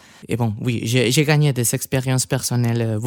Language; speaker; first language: French; non-native, fluent; Spanish